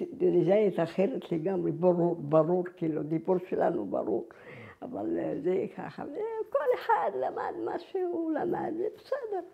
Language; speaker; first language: Hebrew; non-native, fluent; Arabic